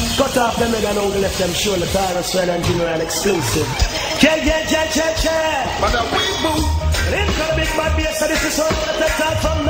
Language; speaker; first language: English; non-native, local second language; Jamaican Creole English